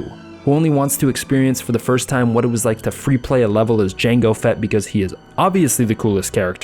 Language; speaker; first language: English; native; English